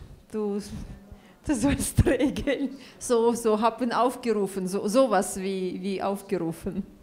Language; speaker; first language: German; non-native, fluent; Russian